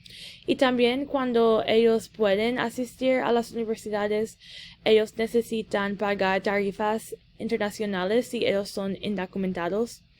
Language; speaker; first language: Spanish; early bilingual, heritage; English